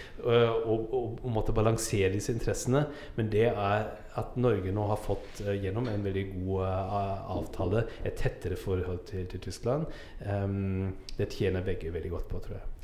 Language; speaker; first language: Norwegian; non-native, fluent; German